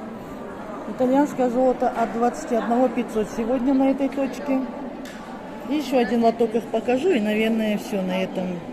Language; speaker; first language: Russian; non-native, local second language; Kazakh